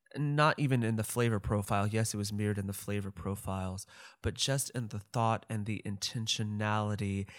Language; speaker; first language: English; native; English